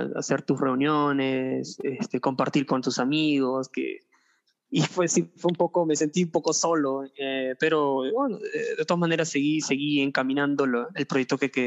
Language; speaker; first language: Spanish; native; Spanish